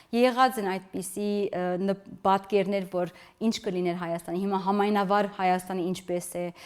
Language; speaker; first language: Armenian; early bilingual, heritage; Armenian